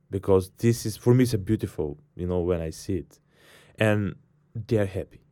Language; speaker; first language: English; non-native, fluent; Bulgarian